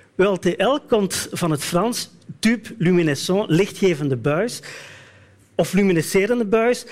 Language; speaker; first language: Dutch; native; Dutch